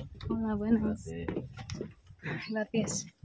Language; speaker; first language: Spanish; non-native, learner; Filipino